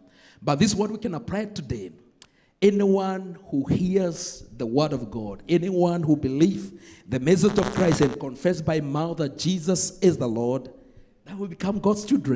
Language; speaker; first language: English; non-native, local second language; Swahili